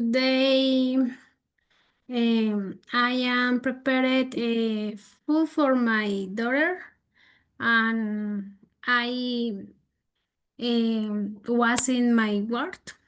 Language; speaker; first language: English; non-native, learner; Spanish